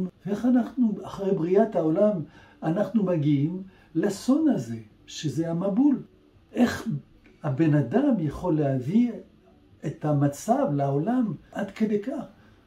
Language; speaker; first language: Hebrew; non-native, fluent; French